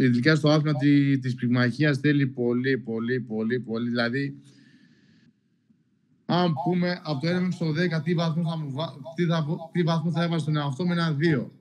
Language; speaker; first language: Greek; non-native, local second language; Albanian